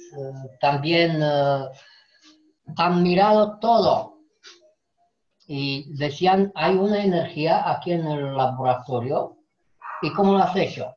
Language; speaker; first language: Spanish; non-native, fluent; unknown